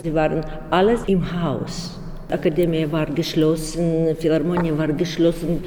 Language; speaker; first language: German; non-native, learner; Ukrainian